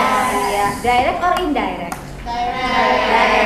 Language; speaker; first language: English; non-native, learner; Indonesian